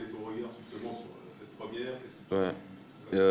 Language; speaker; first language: French; native; French